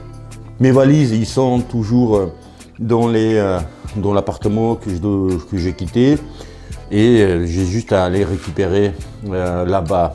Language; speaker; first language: French; native; French